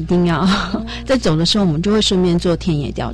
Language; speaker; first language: Chinese; native; Chinese